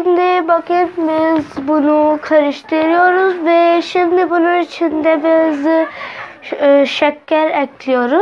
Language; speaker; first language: Turkish; non-native, learner; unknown